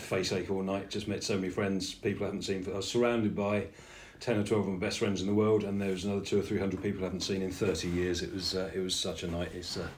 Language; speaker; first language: English; native; English